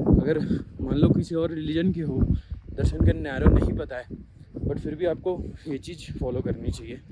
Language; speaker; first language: Hindi; native; Hindi